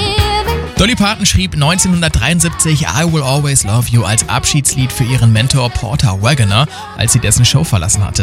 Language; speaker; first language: German; native; German